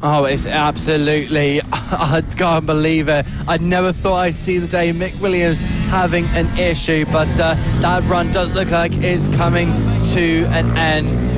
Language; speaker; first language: English; native; English